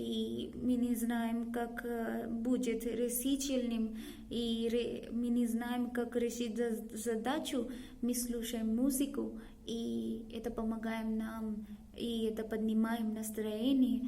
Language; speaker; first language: Russian; non-native, learner; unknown